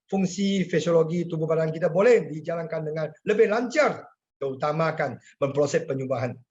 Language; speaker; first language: Malay; non-native, local second language; Chinese